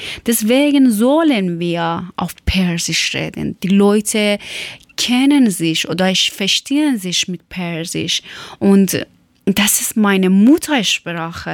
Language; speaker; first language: German; non-native, learner; Persian